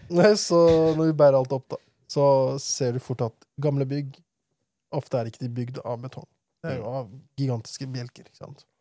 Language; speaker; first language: Norwegian; early bilingual, other home language; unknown